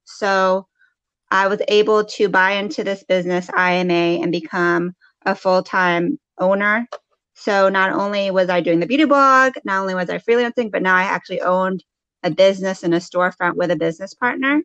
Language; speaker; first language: English; native; English